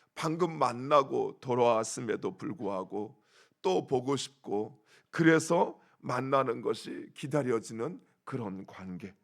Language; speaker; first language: Korean; native; Korean